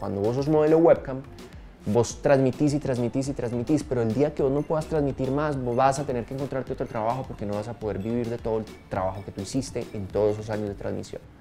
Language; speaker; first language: Spanish; native; Spanish